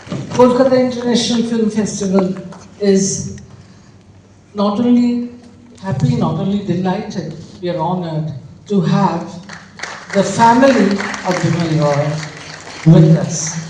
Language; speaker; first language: English; non-native, local second language; Bangla